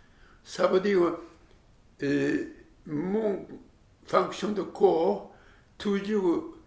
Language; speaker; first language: French; non-native, learner; Japanese